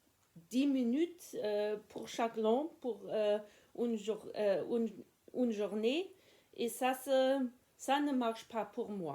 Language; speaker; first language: French; non-native, learner; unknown